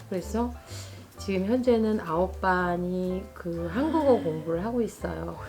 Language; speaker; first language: Korean; native; Korean